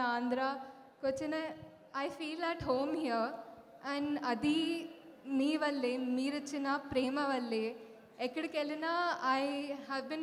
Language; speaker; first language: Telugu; non-native, fluent; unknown